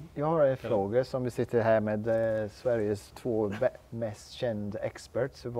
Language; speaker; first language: Swedish; non-native, learner; English